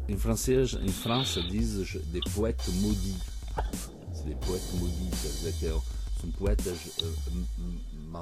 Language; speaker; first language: Portuguese; early bilingual, heritage; French